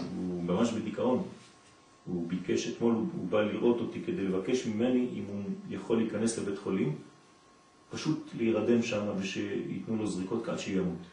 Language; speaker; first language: Hebrew; non-native, fluent; French